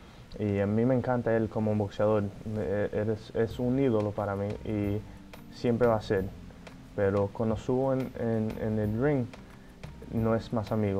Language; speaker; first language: Spanish; non-native, fluent; Portuguese